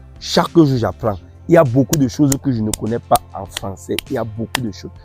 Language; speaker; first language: French; non-native, local second language; Ghomala